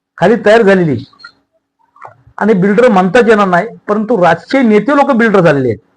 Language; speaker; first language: Marathi; native; Marathi